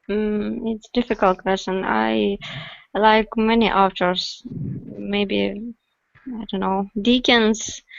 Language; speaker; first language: English; non-native, learner; Russian